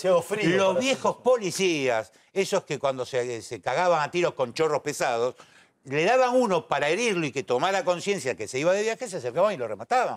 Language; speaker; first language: Spanish; native; Spanish